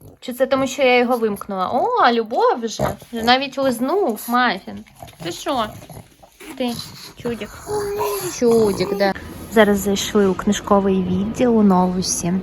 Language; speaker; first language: Ukrainian; native; Ukrainian